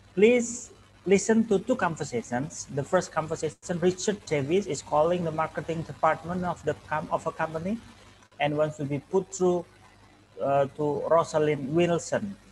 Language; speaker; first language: English; non-native, fluent; Indonesian